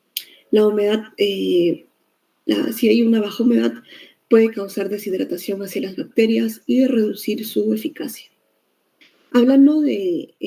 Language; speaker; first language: Spanish; native; Spanish